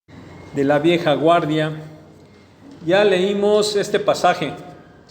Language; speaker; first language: Spanish; native; Spanish